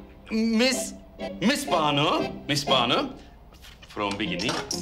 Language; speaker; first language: English; non-native, learner; Turkish